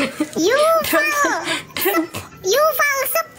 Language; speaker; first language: English; non-native, learner; Indonesian